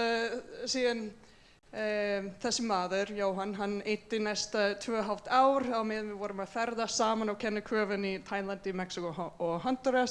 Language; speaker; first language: Icelandic; non-native, fluent; English